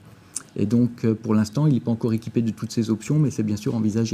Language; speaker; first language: French; native; French